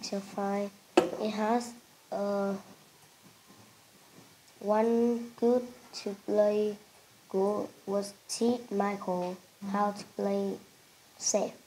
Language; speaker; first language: English; non-native, learner; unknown